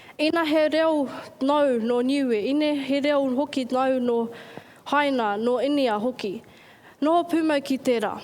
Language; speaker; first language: Māori; native; Māori